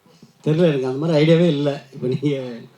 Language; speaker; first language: Tamil; native; Tamil